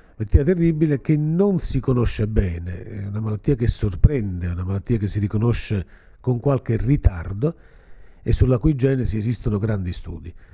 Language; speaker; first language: Italian; native; Italian